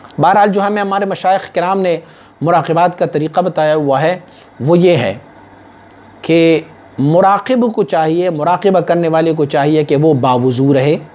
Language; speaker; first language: Urdu; non-native, local second language; Pashto